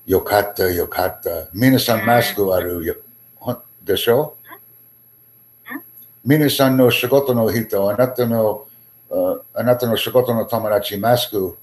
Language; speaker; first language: Japanese; non-native, learner; English